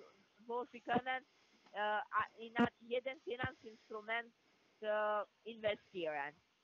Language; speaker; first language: German; non-native, learner; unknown